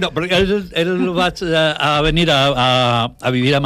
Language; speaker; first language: Catalan; non-native, learner; Spanish